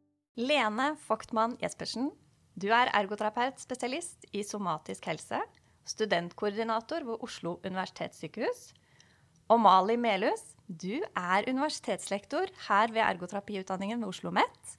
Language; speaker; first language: Norwegian; native; Norwegian